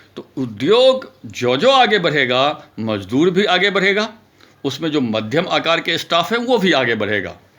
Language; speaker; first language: Hindi; native; Hindi